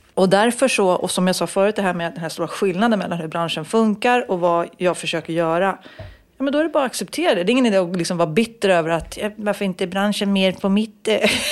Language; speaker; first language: Swedish; native; Swedish